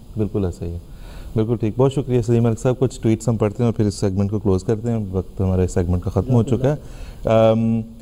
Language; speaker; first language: Urdu; native; Urdu